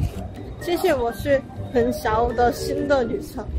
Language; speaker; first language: Chinese; non-native, learner; Korean